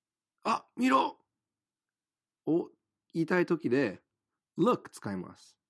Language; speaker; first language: Japanese; non-native, fluent; English